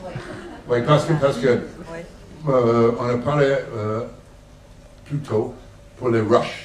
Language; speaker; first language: French; non-native, learner; English